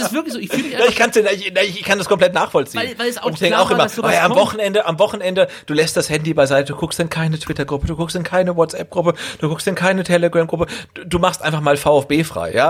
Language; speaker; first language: German; native; German